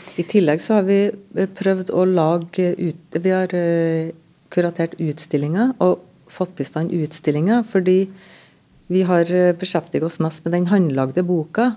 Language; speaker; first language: Norwegian; native; Norwegian